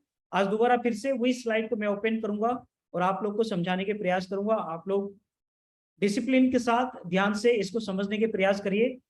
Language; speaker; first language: Hindi; native; Hindi